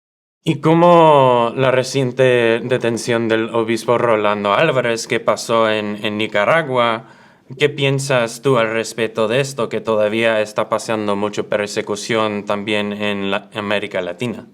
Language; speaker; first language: Spanish; early bilingual, other home language; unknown